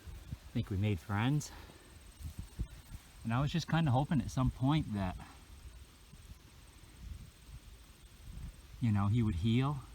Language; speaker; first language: English; native; English